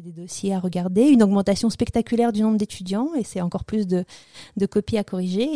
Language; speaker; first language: French; early bilingual, other home language; Russian